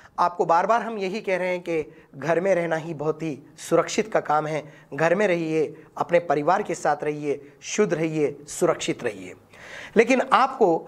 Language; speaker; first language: Hindi; non-native, local second language; Urdu